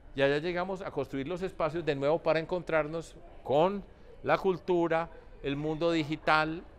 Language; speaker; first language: Spanish; native; Spanish